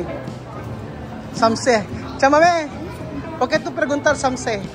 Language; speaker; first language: Spanish; non-native, learner; Filipino